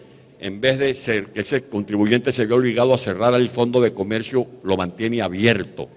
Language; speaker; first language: Spanish; native; Spanish